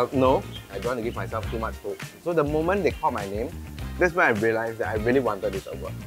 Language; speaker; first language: English; non-native, local second language; Tamil